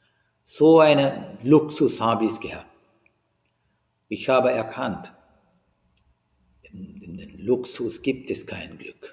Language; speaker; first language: German; non-native, fluent; Sinhala